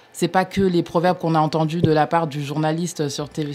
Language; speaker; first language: French; native; French